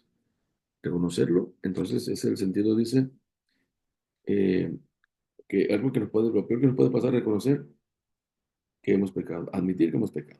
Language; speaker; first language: Spanish; native; Spanish